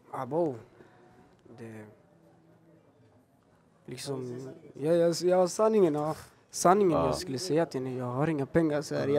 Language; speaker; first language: Swedish; early bilingual, other home language; Albanian